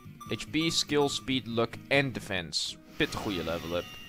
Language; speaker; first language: English; non-native, fluent; Dutch